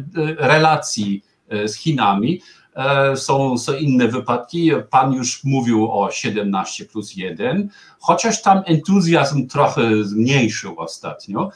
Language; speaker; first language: Polish; non-native, fluent; German